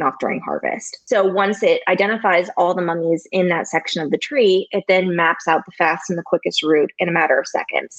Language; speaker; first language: English; native; English